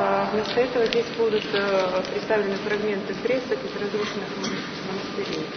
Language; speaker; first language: Russian; native; Russian